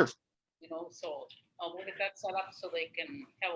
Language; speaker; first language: English; native; English